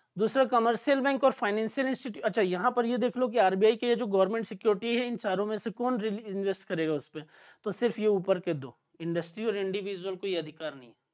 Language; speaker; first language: Hindi; native; Hindi